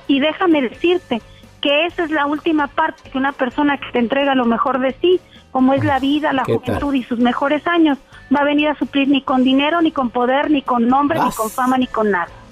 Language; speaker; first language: Spanish; native; Spanish